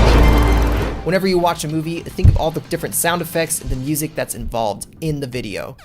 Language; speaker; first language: English; native; English